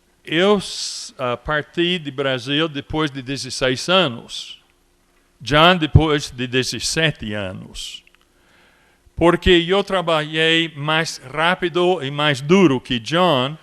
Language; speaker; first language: Portuguese; non-native, fluent; English